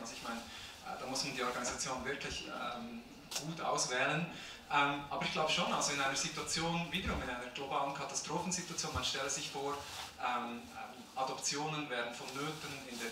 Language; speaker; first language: German; native; German